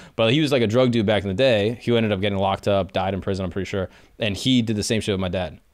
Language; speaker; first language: English; native; English